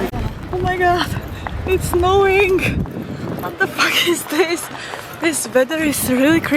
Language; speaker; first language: English; non-native, learner; Czech